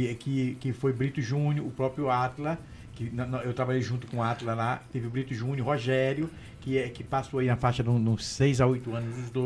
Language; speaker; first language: Portuguese; native; Portuguese